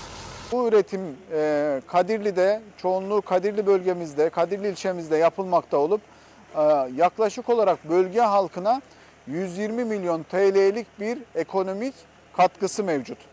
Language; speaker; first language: Turkish; native; Turkish